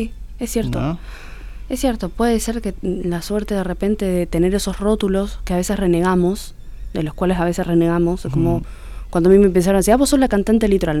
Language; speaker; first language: Spanish; native; Spanish